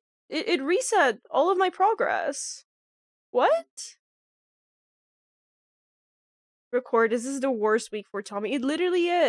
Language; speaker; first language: English; non-native, fluent; Polish